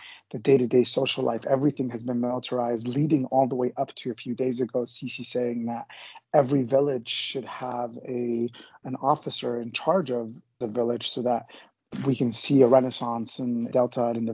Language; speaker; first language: English; native; English